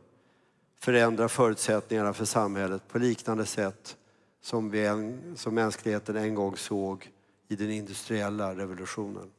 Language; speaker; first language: Swedish; native; Swedish